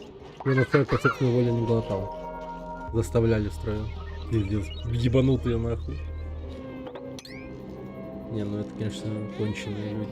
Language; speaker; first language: Russian; native; Russian